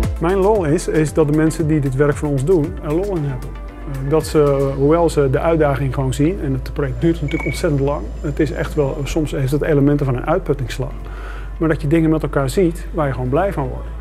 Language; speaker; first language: Dutch; native; Dutch